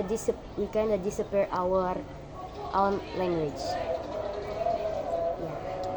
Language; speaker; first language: English; non-native, learner; Indonesian